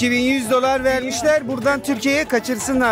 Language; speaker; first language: Turkish; native; Turkish